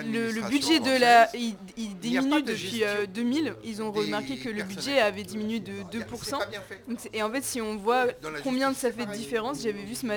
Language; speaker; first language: French; native; French